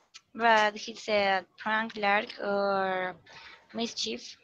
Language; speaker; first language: English; non-native, learner; Spanish